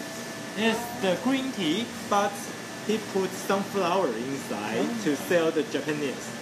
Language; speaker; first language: English; non-native, learner; Chinese